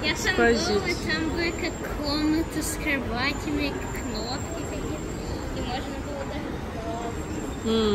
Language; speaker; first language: Russian; early bilingual, heritage; Russian